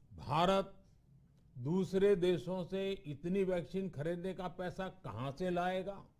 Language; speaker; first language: Hindi; non-native, local second language; Gujarati